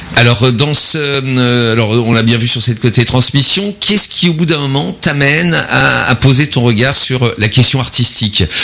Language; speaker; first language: French; native; French